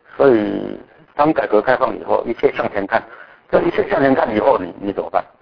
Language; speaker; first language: Chinese; native; Chinese